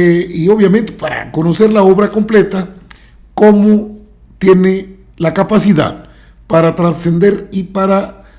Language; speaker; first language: Spanish; native; Spanish